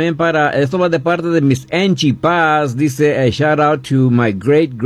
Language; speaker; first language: Spanish; early bilingual, heritage; Spanish